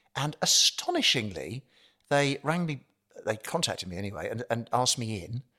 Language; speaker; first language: English; native; English